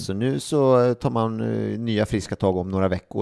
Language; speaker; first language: Swedish; native; Swedish